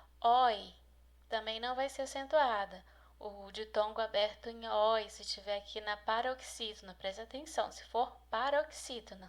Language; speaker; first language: Portuguese; native; Portuguese